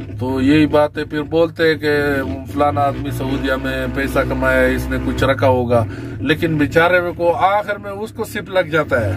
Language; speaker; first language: Urdu; non-native, local second language; Pashto